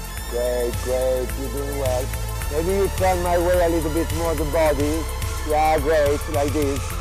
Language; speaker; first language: English; non-native, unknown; Italian